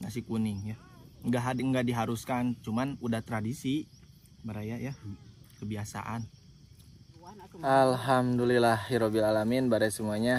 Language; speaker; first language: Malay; non-native, local second language; Sundanese